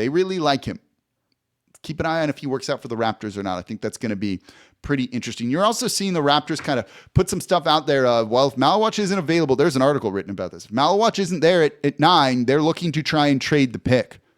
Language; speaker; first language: English; native; English